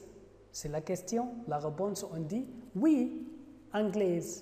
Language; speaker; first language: French; non-native, fluent; Arabic